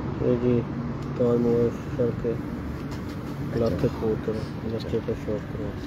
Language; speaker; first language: Hindi; non-native, local second language; Punjabi